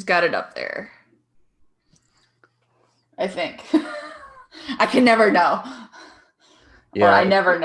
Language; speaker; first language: English; native; English